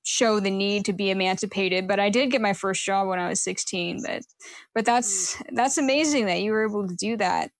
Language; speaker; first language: English; native; English